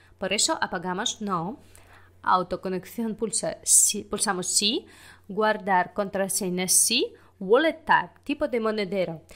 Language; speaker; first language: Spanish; non-native, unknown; Russian